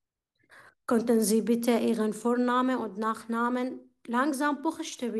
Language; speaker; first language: German; non-native, fluent; Arabic